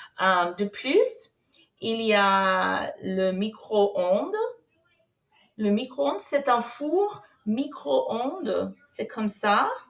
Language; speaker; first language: French; non-native, fluent; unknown